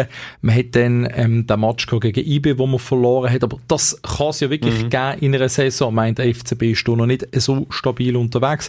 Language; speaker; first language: German; native; German